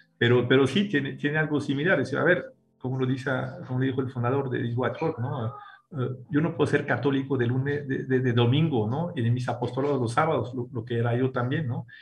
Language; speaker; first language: Spanish; non-native, fluent; French